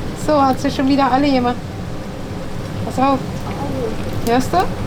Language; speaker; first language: German; native; German